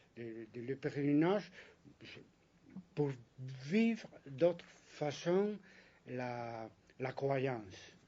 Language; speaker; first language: French; non-native, fluent; Spanish